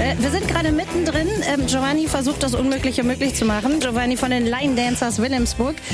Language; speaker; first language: German; native; German